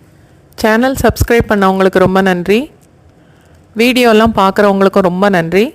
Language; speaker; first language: Tamil; native; Tamil